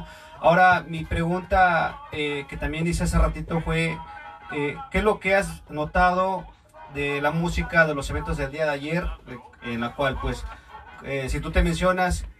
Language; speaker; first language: Spanish; native; Spanish